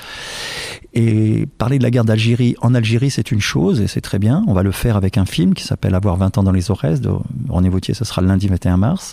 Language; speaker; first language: French; native; French